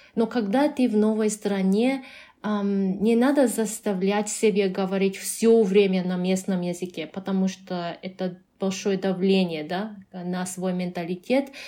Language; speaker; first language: Russian; non-native, fluent; Japanese